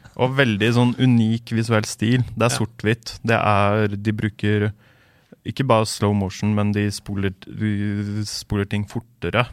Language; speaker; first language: Norwegian; native; Norwegian